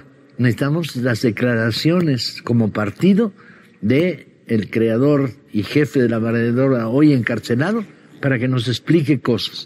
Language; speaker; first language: Spanish; native; Spanish